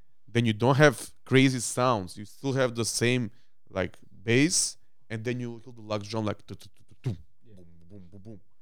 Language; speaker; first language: English; non-native, fluent; Macedonian